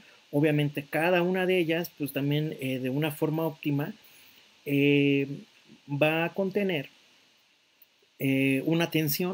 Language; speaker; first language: Spanish; native; Spanish